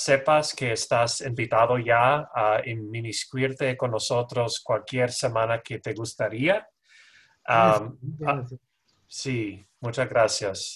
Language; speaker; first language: Spanish; non-native, fluent; English